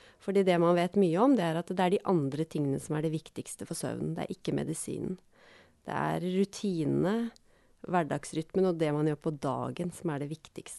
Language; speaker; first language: Norwegian; native; Norwegian